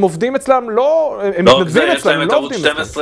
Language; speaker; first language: Hebrew; native; Hebrew